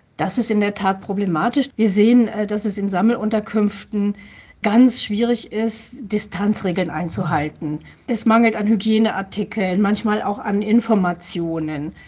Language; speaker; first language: German; native; German